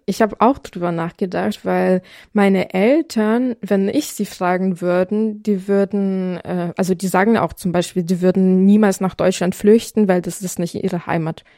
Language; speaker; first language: German; non-native, fluent; Ukrainian